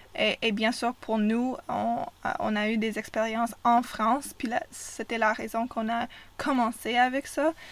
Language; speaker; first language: French; non-native, fluent; English